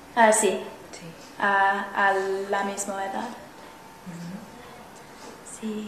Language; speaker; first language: Spanish; non-native, learner; English